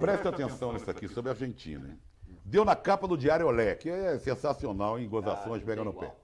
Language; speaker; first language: Portuguese; native; Portuguese